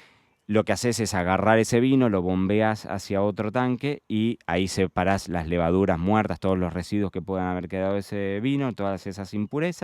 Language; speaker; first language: Spanish; native; Spanish